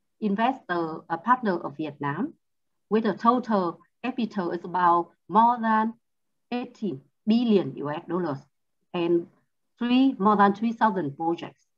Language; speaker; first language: English; non-native, learner; Vietnamese